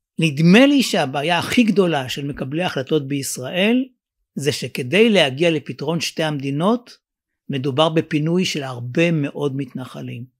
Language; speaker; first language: Hebrew; native; Hebrew